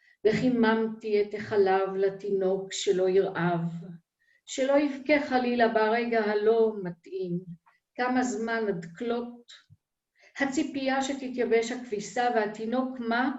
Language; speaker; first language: Hebrew; native; Hebrew